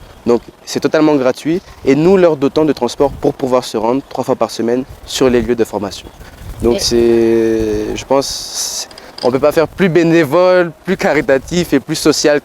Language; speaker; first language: French; non-native, local second language; Lingala